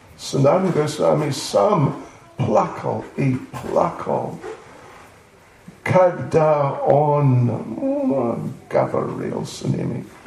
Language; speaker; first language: Russian; non-native, learner; English